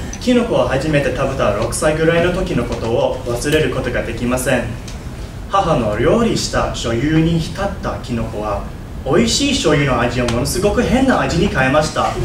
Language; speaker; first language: Japanese; non-native, fluent; Chinese